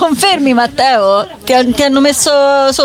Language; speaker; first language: Italian; native; Italian